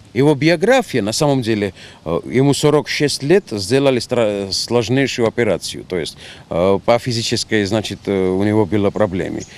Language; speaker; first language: Russian; non-native, local second language; Georgian